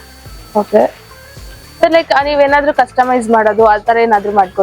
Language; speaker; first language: Kannada; native; Kannada